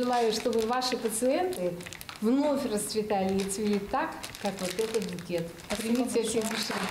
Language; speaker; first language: Russian; native; Russian